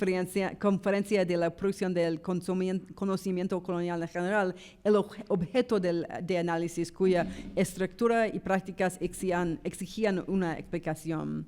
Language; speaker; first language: Spanish; non-native, fluent; English